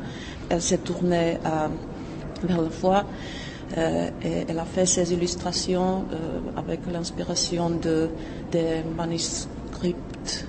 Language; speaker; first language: French; non-native, fluent; Czech